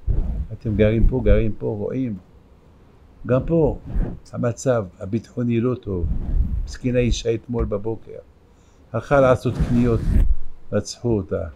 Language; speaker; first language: Hebrew; non-native, fluent; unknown